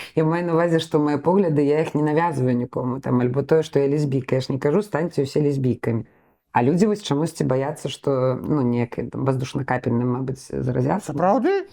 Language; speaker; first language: Belarusian; non-native, local second language; Russian